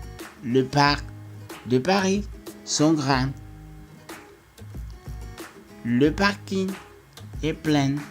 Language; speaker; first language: French; non-native, fluent; Spanish